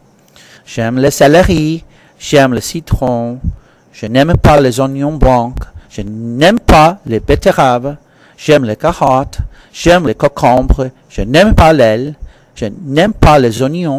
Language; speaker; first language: French; non-native, fluent; English